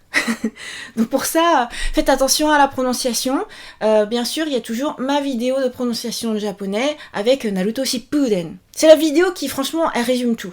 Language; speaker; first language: French; native; French